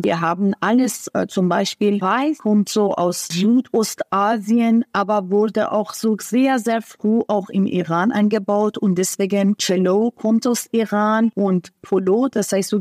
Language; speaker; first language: German; non-native, fluent; Persian